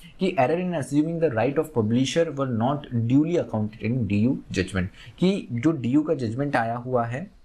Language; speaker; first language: Hindi; native; Hindi